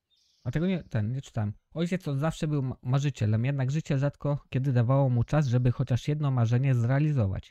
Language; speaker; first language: Polish; native; Polish